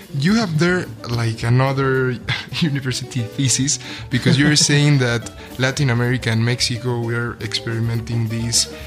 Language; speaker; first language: English; non-native, fluent; Spanish